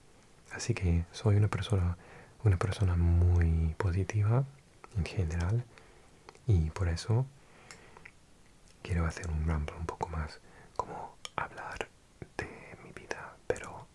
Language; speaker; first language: Spanish; non-native, fluent; English